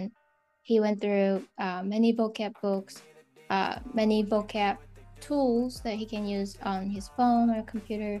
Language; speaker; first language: English; non-native, fluent; Korean